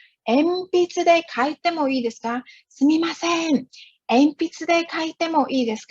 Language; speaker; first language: Japanese; non-native, fluent; Chinese